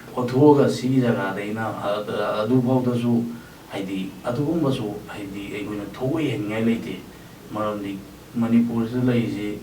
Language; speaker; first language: Manipuri; native; Manipuri